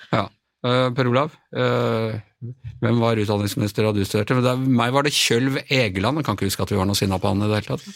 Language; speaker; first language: Norwegian; native; Norwegian